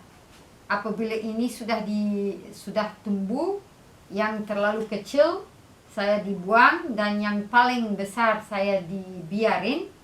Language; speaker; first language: Indonesian; non-native, fluent; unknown